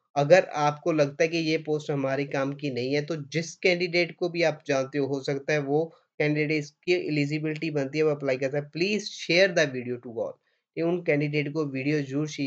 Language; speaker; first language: Hindi; non-native, local second language; Punjabi